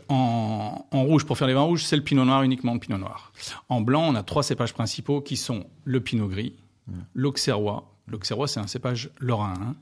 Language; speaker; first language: French; native; French